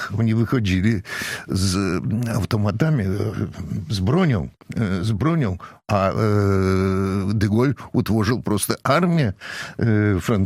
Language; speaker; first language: Polish; non-native, fluent; Russian